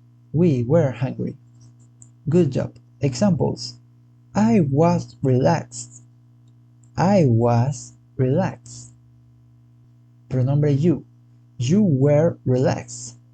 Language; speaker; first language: English; non-native, fluent; Spanish